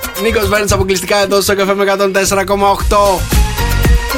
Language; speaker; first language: Greek; native; Greek